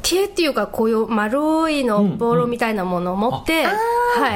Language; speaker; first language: Japanese; non-native, fluent; Mongolian